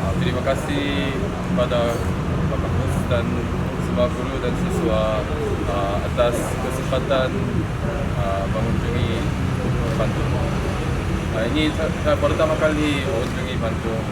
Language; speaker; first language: Indonesian; non-native, learner; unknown